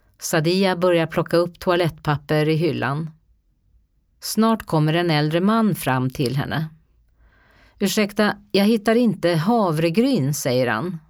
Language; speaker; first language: Swedish; native; Swedish